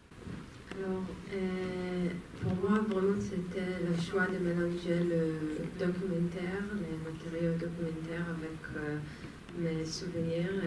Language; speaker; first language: French; non-native, fluent; Hebrew